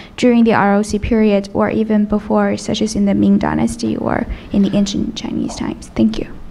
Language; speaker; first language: English; non-native, fluent; Chinese